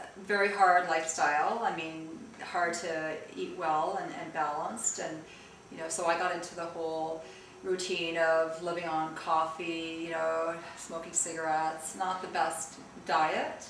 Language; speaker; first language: English; early bilingual, other home language; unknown